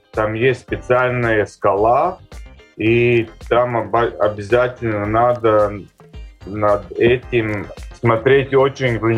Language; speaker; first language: Russian; non-native, local second language; Latvian